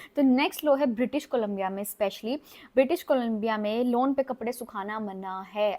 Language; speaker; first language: Hindi; native; Hindi